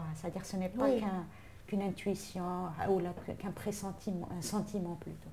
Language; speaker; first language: French; non-native, local second language; Arabic